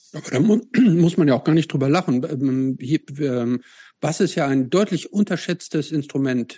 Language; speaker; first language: German; native; German